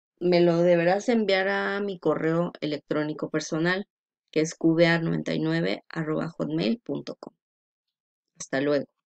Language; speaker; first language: Spanish; native; Spanish